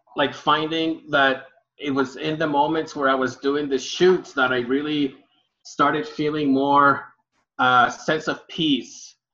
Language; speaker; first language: English; early bilingual, other home language; Spanish